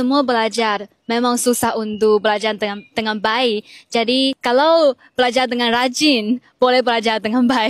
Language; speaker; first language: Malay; non-native, learner; Chinese